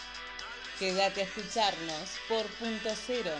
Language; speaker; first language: Spanish; native; Spanish